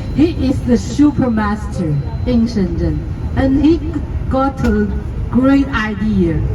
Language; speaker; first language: English; non-native, learner; Chinese